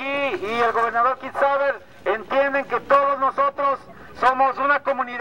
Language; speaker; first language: Spanish; non-native, fluent; English